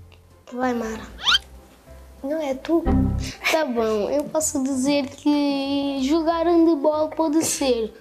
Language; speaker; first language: Portuguese; non-native, local second language; Kabuverdianu